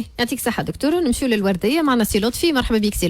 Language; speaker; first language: Arabic; native; Arabic